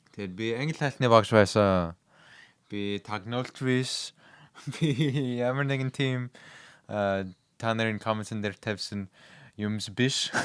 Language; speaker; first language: Mongolian; non-native, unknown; English